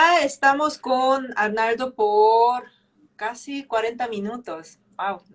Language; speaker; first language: Spanish; early bilingual, heritage; English